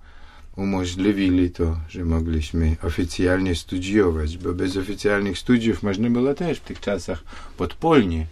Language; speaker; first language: Polish; non-native, fluent; Russian